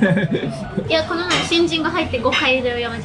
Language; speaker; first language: Japanese; non-native, fluent; English